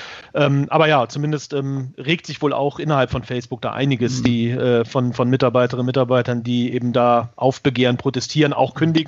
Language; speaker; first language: German; native; German